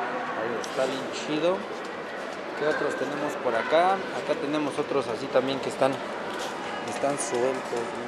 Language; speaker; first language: Spanish; native; Spanish